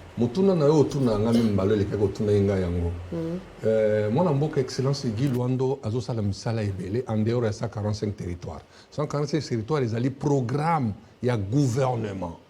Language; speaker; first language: Lingala; native; Lingala